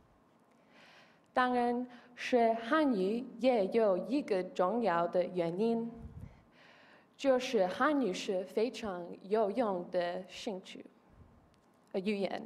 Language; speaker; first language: Chinese; non-native, learner; Polish